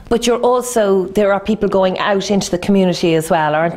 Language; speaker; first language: English; native; English